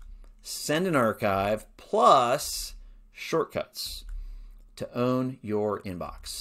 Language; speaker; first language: English; native; English